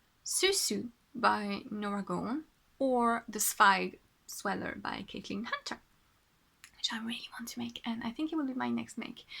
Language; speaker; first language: English; non-native, fluent; French